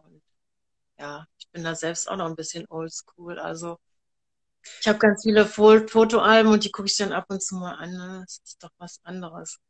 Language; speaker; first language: German; native; German